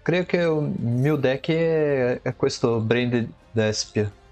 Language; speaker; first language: Italian; non-native, learner; Portuguese